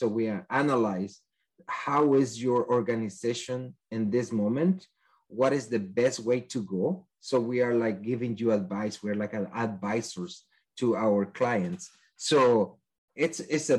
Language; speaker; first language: English; non-native, fluent; Spanish